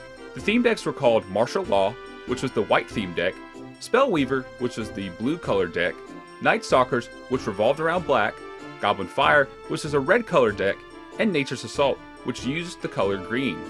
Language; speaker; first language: English; native; English